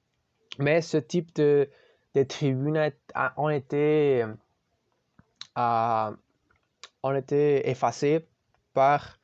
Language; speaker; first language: French; non-native, learner; Spanish